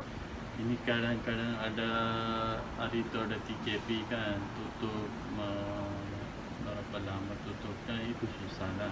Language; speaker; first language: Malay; non-native, learner; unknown